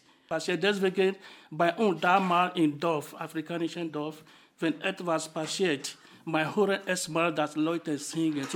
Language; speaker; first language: German; non-native, fluent; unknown